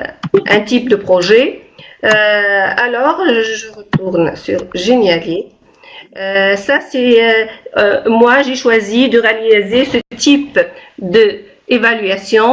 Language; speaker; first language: French; non-native, local second language; Arabic